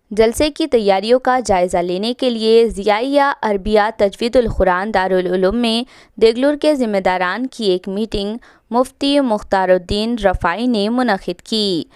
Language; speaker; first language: Urdu; native; Urdu